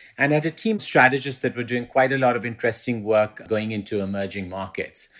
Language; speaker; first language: English; non-native, local second language; Urdu